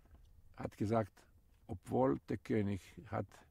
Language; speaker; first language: German; non-native, fluent; Greek